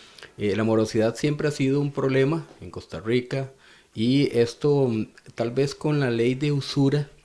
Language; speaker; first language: Spanish; native; Spanish